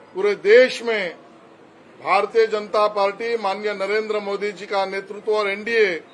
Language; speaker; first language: Hindi; non-native, local second language; Marathi